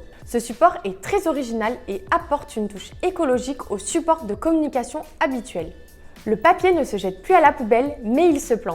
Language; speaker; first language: French; native; French